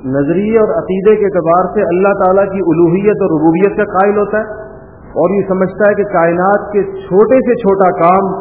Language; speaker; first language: Urdu; non-native, local second language; Pashto